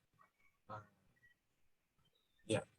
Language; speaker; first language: English; non-native, learner; Vietnamese